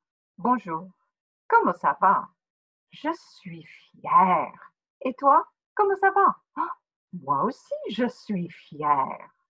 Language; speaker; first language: French; non-native, fluent; English